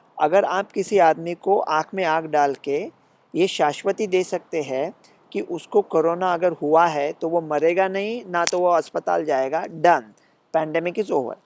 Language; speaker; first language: Hindi; non-native, local second language; Marathi